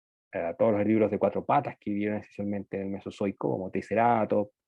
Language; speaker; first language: Spanish; native; Spanish